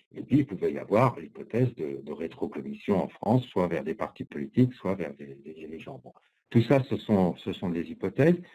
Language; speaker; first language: French; native; French